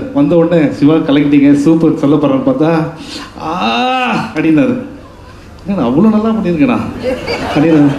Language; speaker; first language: Tamil; native; Tamil